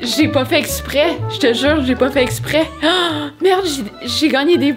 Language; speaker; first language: French; native; French